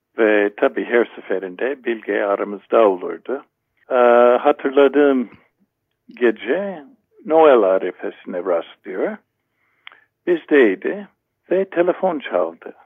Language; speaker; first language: Turkish; non-native, fluent; English